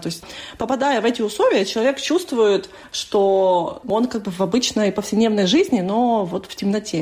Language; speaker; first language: Russian; native; Russian